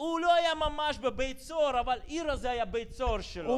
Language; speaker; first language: Hebrew; non-native, fluent; Russian